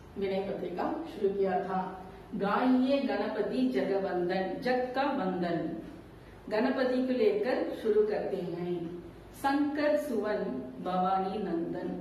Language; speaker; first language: Hindi; non-native, local second language; Tamil